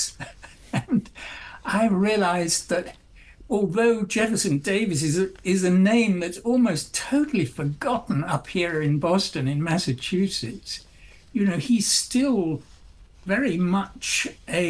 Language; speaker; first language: English; native; English